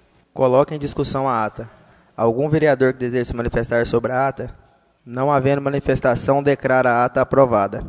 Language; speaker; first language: Portuguese; native; Portuguese